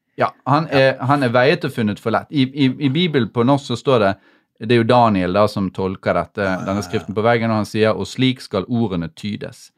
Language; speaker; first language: Norwegian; native; Norwegian